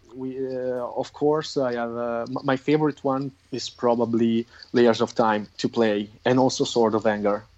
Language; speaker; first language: English; non-native, fluent; Italian